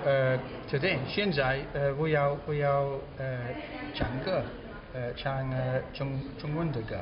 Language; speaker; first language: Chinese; non-native, learner; English